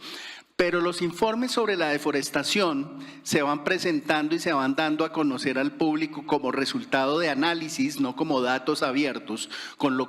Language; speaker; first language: Spanish; native; Spanish